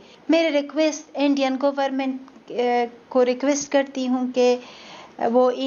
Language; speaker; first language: Hindi; non-native, learner; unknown